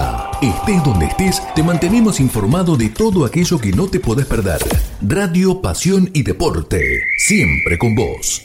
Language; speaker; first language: Spanish; native; Spanish